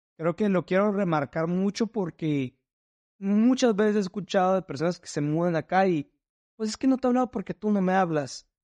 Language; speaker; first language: Spanish; native; Spanish